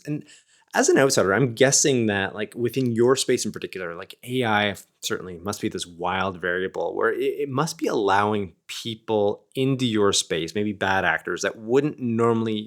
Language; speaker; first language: English; native; English